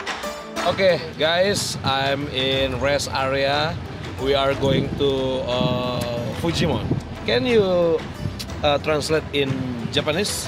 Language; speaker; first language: English; non-native, learner; Indonesian